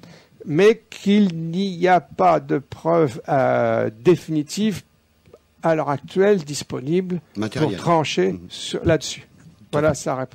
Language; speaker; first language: French; native; French